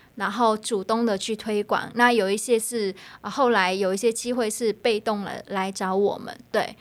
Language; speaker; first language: Chinese; non-native, fluent; Vietnamese